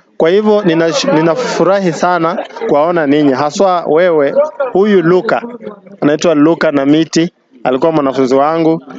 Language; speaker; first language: Swahili; non-native, local second language; Luyia